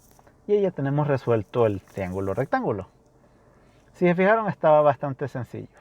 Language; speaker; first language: Spanish; native; Spanish